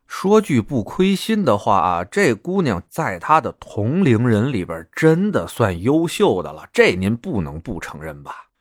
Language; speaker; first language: Chinese; native; Chinese